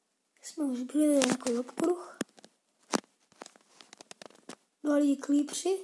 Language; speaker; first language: Czech; non-native, learner; Slovak